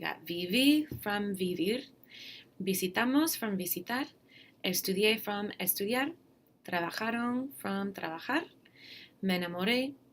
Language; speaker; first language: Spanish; non-native, fluent; English